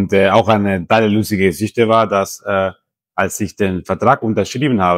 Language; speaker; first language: German; non-native, fluent; Spanish